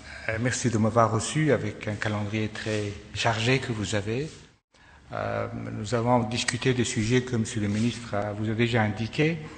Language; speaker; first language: French; non-native, fluent; Persian